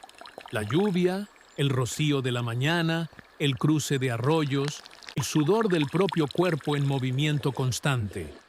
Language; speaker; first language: Spanish; native; Spanish